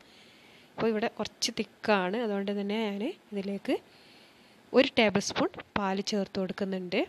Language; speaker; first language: Malayalam; native; Malayalam